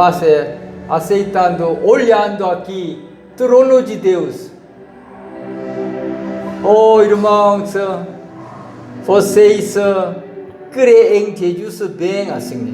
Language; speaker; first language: Portuguese; non-native, learner; Korean